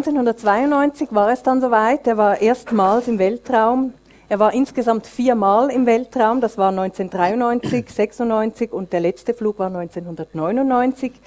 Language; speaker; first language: German; native; German